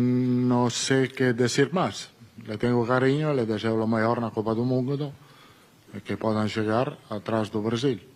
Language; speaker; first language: Portuguese; non-native, learner; Italian